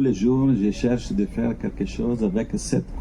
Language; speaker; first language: French; non-native, fluent; Italian